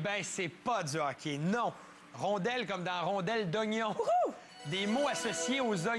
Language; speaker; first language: French; native; French